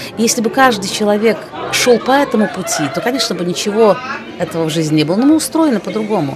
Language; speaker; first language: Russian; native; Russian